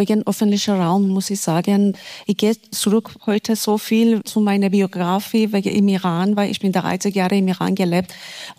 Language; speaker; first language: German; non-native, fluent; Persian